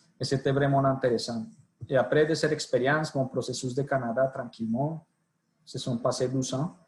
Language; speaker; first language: French; non-native, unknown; Spanish